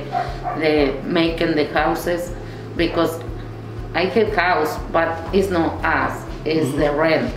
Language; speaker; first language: English; non-native, learner; Spanish